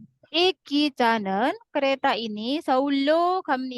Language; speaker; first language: Korean; non-native, fluent; Indonesian